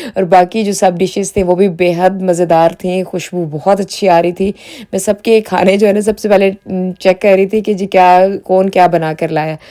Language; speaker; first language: Urdu; native; Urdu